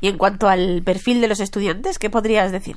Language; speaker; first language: Spanish; native; Spanish